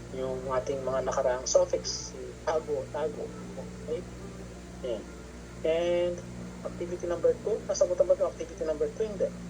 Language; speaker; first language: Filipino; non-native, local second language; Pampanga